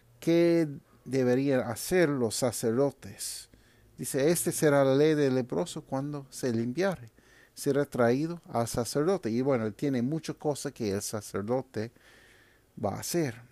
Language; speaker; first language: Spanish; non-native, fluent; English